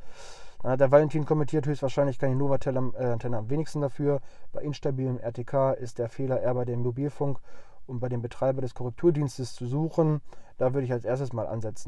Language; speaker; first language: German; native; German